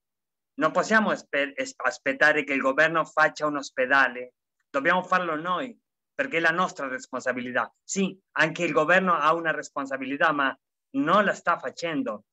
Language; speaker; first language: Italian; non-native, fluent; Spanish